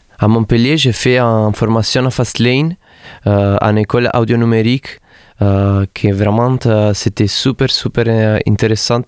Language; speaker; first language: French; non-native, fluent; Italian